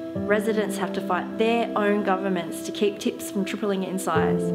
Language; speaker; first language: English; native; English